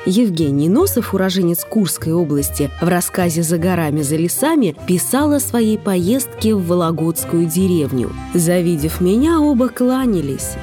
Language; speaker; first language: Russian; native; Russian